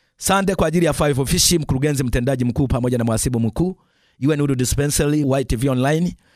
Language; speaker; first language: Swahili; native; Swahili